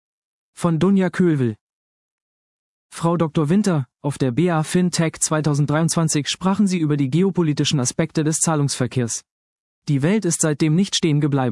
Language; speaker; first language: German; native; German